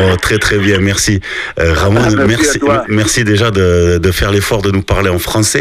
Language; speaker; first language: French; native; French